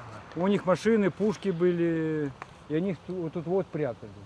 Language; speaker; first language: Russian; native; Russian